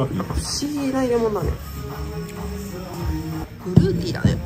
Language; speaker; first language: Japanese; native; Japanese